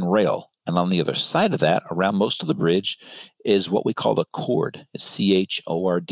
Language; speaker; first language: English; native; English